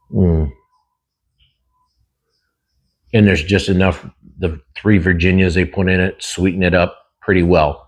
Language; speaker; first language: English; native; English